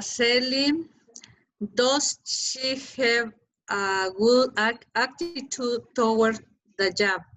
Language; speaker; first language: English; non-native, learner; Spanish